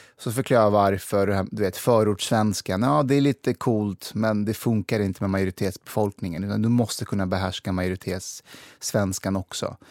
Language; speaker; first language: Swedish; early bilingual, other home language; Persian